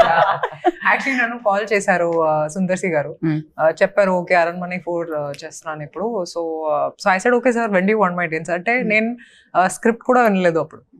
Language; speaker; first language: Telugu; non-native, local second language; Hindi